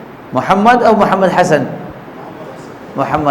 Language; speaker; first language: Arabic; non-native, fluent; Urdu